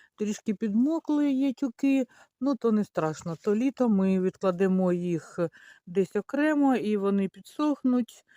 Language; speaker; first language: Ukrainian; native; Ukrainian